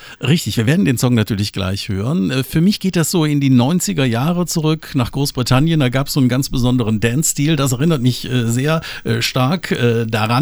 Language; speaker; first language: German; native; German